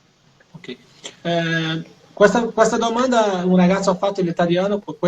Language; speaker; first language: Italian; non-native, learner; Portuguese